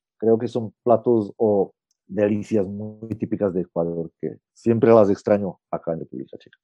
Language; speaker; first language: Spanish; non-native, fluent; Czech